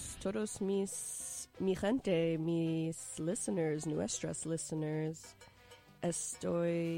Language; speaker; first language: Spanish; non-native, learner; English